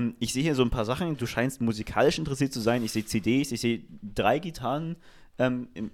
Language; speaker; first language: German; native; German